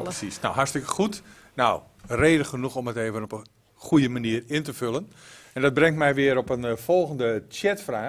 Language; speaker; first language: Dutch; native; Dutch